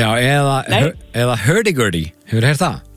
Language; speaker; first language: Icelandic; native; Icelandic